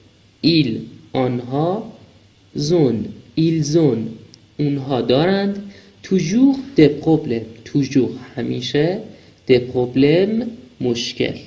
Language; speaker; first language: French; non-native, fluent; Persian